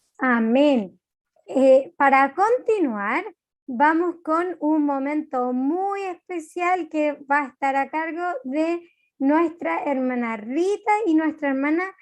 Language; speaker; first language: Spanish; native; Spanish